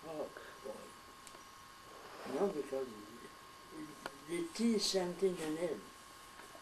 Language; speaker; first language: English; early bilingual, heritage; French